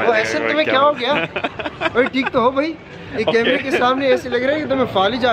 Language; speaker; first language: Hindi; non-native, local second language; Pashto